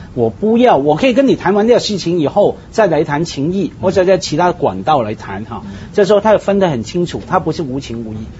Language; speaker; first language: Chinese; non-native, local second language; Cantonese